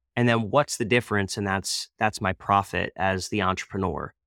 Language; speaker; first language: English; native; English